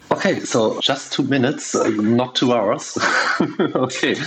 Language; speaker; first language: English; non-native, fluent; German